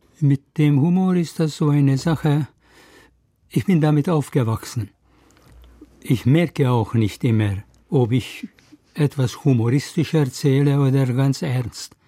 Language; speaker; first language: German; non-native, fluent; Hungarian